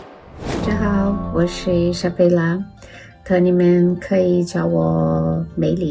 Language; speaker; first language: Chinese; non-native, learner; Portuguese